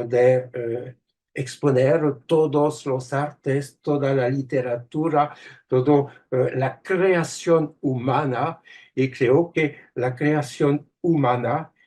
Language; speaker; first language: Spanish; non-native, fluent; French